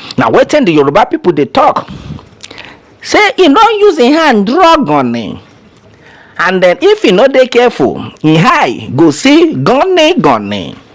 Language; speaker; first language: Nigerian Pidgin; non-native, local second language; Yoruba